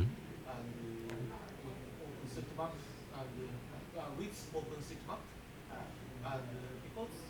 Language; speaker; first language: English; non-native, learner; Japanese